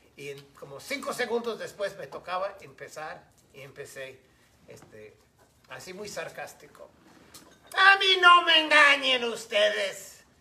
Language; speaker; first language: Spanish; non-native, fluent; English